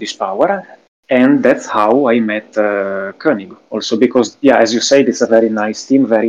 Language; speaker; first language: English; non-native, fluent; Italian